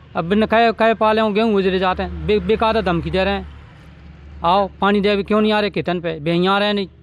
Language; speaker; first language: Hindi; native; Hindi